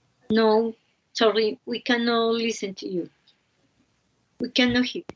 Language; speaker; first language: English; non-native, fluent; Spanish